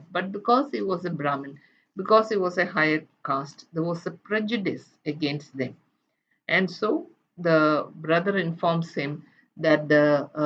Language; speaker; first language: English; non-native, local second language; Malayalam